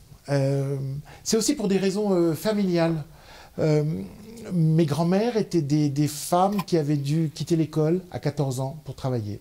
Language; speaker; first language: French; native; French